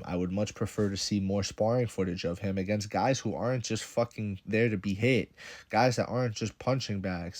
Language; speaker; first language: English; native; English